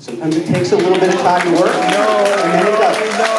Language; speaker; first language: English; native; English